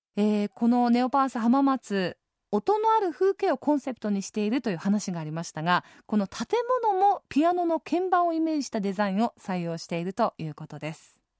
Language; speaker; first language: Japanese; native; Japanese